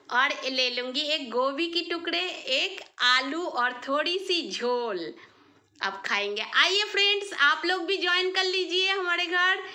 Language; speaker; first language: Hindi; non-native, local second language; Bangla